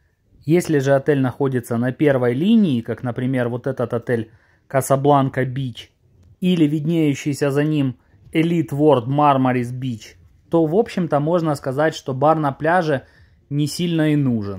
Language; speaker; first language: Russian; native; Russian